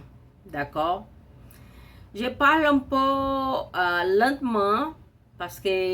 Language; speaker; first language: French; non-native, learner; Portuguese